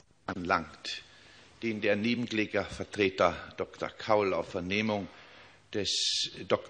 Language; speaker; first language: German; native; German